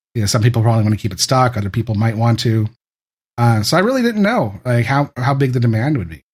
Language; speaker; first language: English; native; English